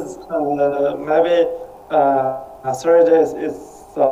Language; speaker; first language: English; non-native, learner; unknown